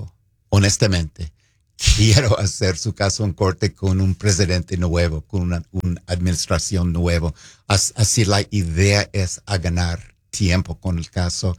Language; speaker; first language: Spanish; non-native, fluent; English